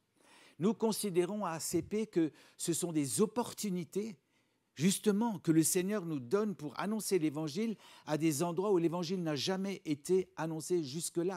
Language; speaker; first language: French; native; French